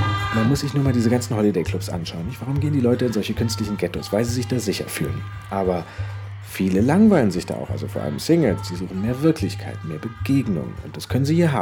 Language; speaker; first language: German; native; German